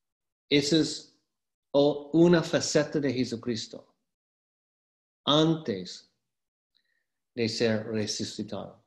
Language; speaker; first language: Spanish; non-native, fluent; English